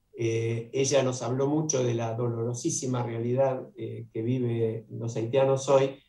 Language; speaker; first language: Spanish; native; Spanish